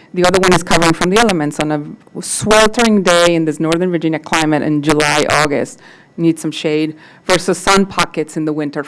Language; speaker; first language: English; non-native, fluent; Spanish